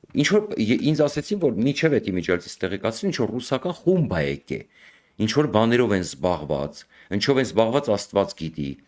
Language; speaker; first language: Armenian; native; Armenian